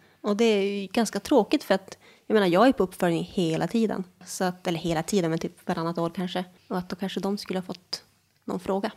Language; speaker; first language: Swedish; native; Swedish